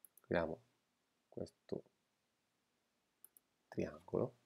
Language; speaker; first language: Italian; native; Italian